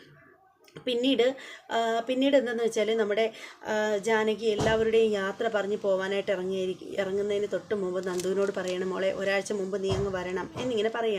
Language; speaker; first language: Malayalam; native; Malayalam